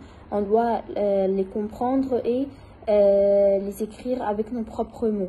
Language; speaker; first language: French; non-native, fluent; Arabic